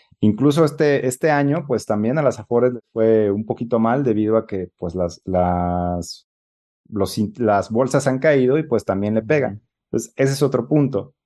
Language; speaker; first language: Spanish; native; Spanish